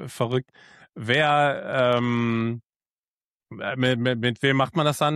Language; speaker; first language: German; native; German